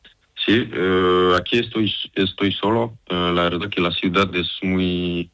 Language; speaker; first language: Spanish; non-native, learner; Serbian